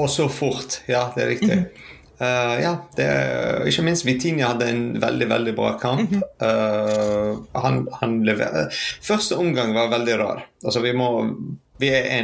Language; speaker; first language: Norwegian; non-native, fluent; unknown